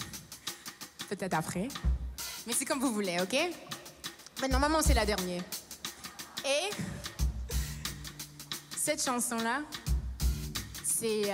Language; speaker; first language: French; non-native, fluent; English